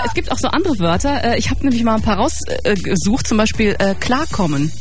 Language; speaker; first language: German; native; German